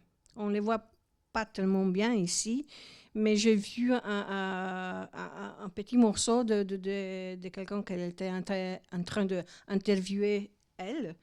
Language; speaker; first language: French; non-native, fluent; Italian